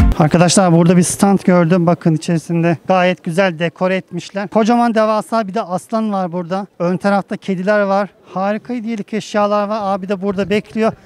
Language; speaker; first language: Turkish; native; Turkish